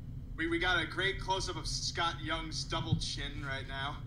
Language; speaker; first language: English; native; English